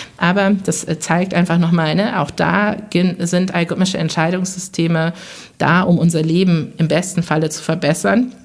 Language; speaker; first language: German; early bilingual, other home language; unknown